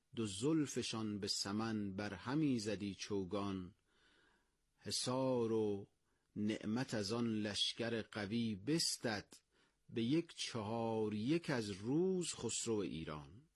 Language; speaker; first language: Persian; native; Persian